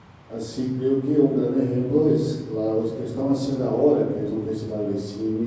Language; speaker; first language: Spanish; non-native, learner; Portuguese